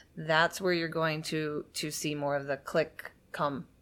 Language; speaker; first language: English; native; English